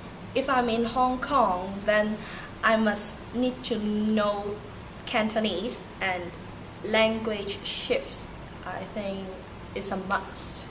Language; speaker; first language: English; early bilingual, other home language; Turkish